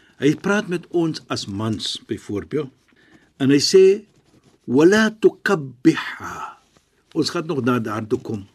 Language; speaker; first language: Afrikaans; non-native, fluent; Arabic